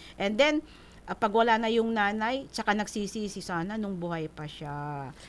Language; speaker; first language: Filipino; non-native, local second language; Bikol